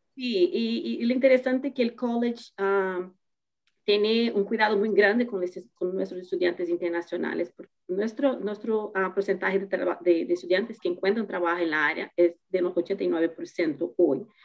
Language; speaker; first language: Spanish; non-native, fluent; Portuguese